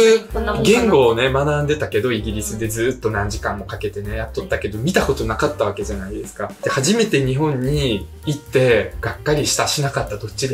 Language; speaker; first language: Japanese; early bilingual, other home language; Russian